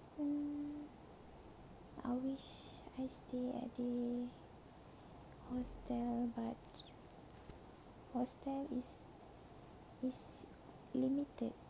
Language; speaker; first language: English; non-native, learner; Malay